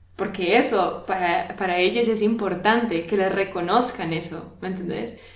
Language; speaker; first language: Spanish; native; Spanish